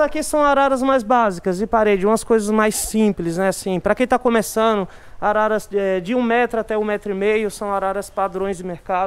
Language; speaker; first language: Portuguese; native; Portuguese